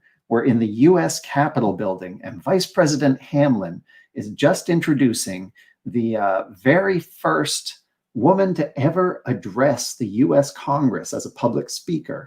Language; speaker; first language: English; native; English